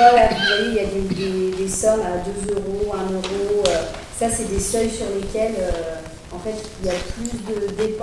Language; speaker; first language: French; native; French